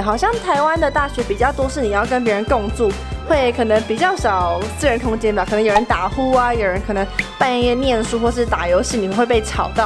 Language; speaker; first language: Chinese; native; Chinese